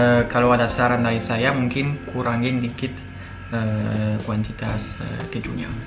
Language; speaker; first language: Indonesian; non-native, fluent; French